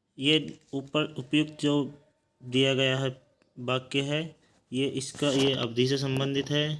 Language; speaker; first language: Hindi; native; Hindi